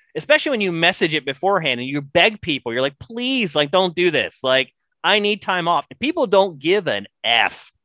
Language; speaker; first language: English; native; English